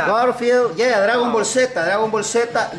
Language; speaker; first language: English; non-native, learner; Spanish